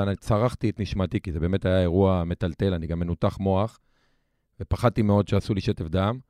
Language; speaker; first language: Hebrew; native; Hebrew